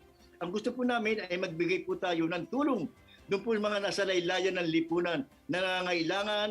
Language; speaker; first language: Filipino; native; Filipino